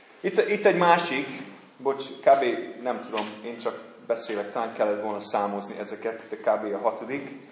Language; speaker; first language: Hungarian; non-native, fluent; English